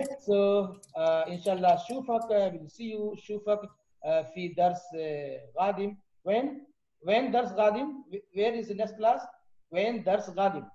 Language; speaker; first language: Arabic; non-native, fluent; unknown